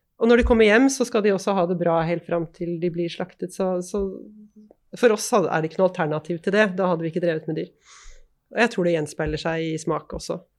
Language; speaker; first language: Norwegian; native; Norwegian